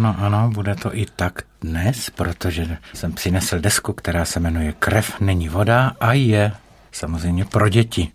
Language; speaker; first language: Czech; native; Czech